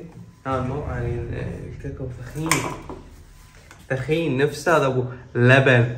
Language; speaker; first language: Arabic; native; Arabic